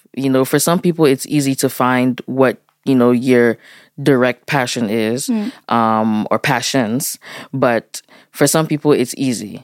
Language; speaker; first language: English; early bilingual, other home language; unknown